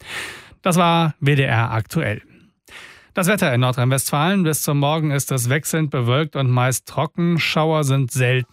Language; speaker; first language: German; native; German